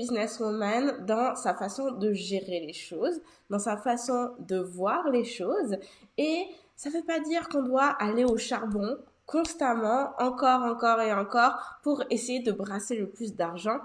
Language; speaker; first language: French; native; French